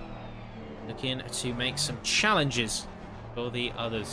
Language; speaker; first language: English; native; English